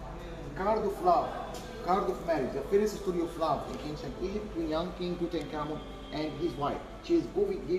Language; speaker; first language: English; non-native, learner; Arabic